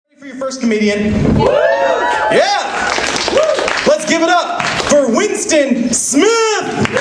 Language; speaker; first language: English; native; English